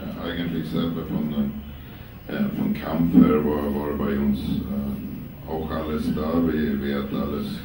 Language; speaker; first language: German; non-native, fluent; Swedish